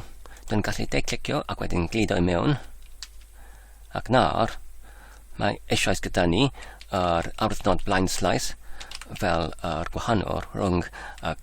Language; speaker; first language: Welsh; non-native, learner; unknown